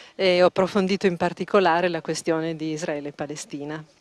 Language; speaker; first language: Italian; native; Italian